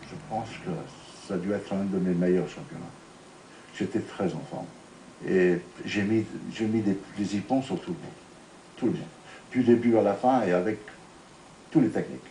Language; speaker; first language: French; non-native, fluent; Italian